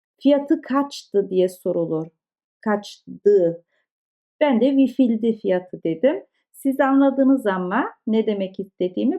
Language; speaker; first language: Turkish; early bilingual, heritage; Turkish